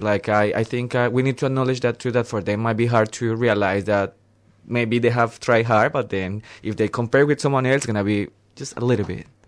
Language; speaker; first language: English; non-native, fluent; Spanish